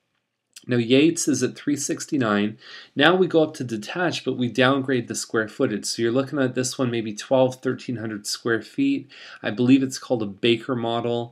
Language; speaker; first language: English; native; English